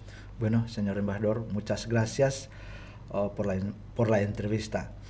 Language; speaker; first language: Spanish; non-native, fluent; Indonesian